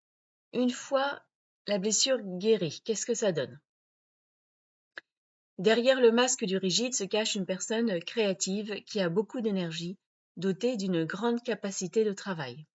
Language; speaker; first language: French; native; French